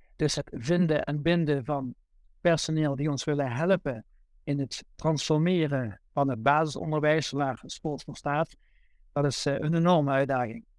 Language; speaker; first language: Dutch; native; Dutch